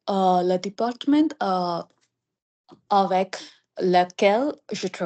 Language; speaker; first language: French; non-native, learner; English